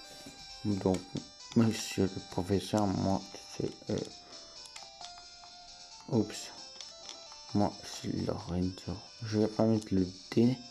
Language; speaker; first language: French; native; French